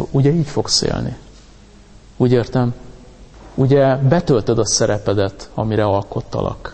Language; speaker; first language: Hungarian; native; Hungarian